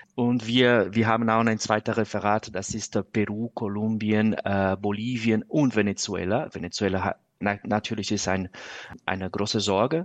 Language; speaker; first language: German; non-native, fluent; Portuguese